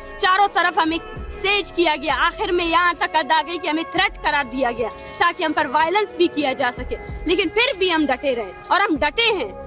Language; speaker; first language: Urdu; non-native, local second language; Baluchi